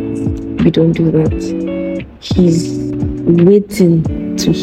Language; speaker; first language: English; non-native, local second language; Yoruba